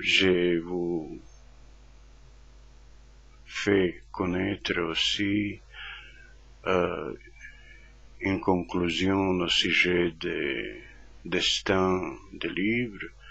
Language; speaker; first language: French; non-native, fluent; Croatian